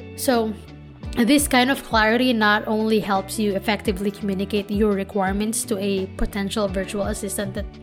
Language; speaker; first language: English; non-native, local second language; Filipino